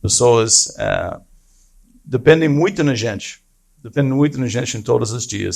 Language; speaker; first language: Portuguese; non-native, fluent; English